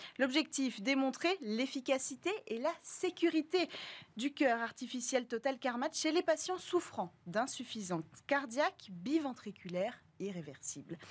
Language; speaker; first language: French; native; French